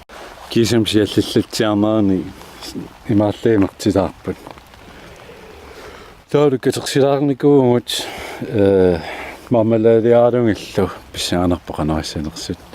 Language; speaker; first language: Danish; non-native, local second language; Kalaallisut